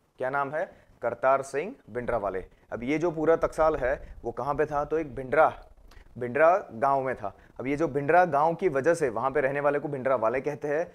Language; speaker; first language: Hindi; non-native, local second language; Gujarati